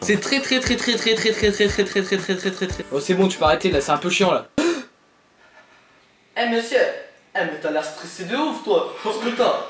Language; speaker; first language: French; native; French